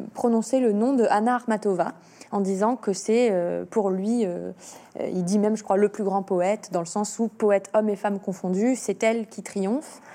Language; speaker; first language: French; native; French